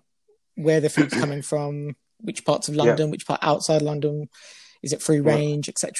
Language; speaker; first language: English; early bilingual, other home language; Urdu